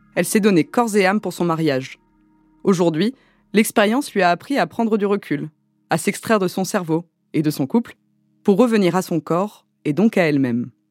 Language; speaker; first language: French; native; French